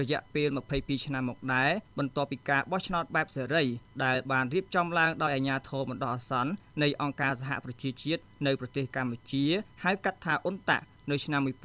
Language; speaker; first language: Khmer; native; Khmer